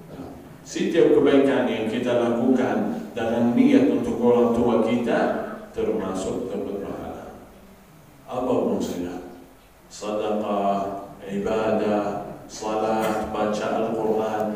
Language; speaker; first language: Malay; non-native, fluent; Arabic